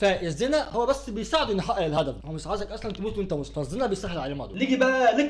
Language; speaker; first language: Arabic; native; Arabic